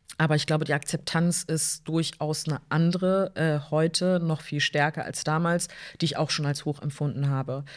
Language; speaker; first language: German; early bilingual, other home language; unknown